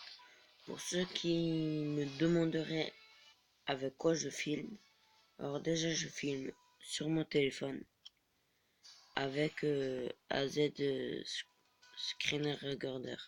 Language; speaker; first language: French; native; French